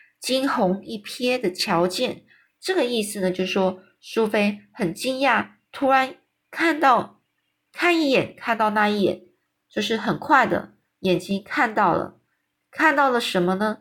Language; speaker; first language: Chinese; native; Chinese